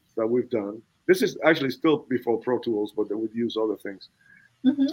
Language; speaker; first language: English; non-native, fluent; Spanish